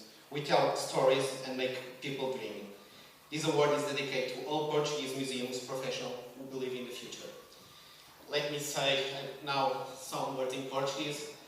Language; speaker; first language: English; non-native, fluent; Portuguese